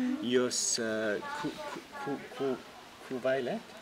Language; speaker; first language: Finnish; non-native, learner; English